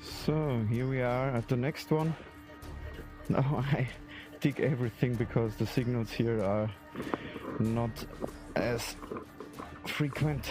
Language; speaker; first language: English; non-native, learner; German